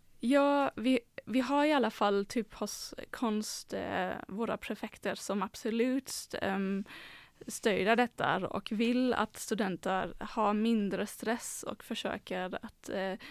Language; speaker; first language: Swedish; non-native, fluent; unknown